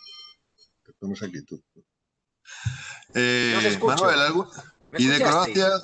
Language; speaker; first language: Spanish; native; Spanish